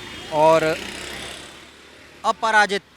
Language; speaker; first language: Hindi; native; Hindi